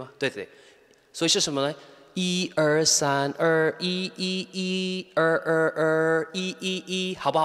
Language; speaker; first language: Chinese; non-native, fluent; English